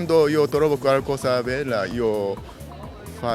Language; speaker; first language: Italian; non-native, fluent; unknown